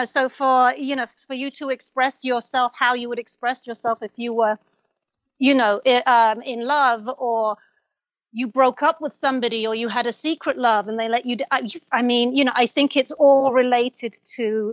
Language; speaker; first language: English; native; English